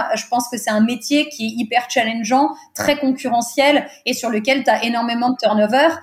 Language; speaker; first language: French; early bilingual, other home language; Portuguese